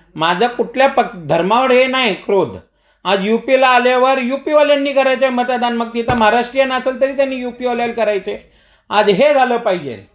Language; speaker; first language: Marathi; non-native, local second language; Marwari